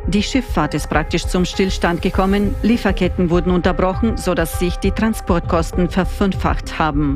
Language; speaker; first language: German; native; German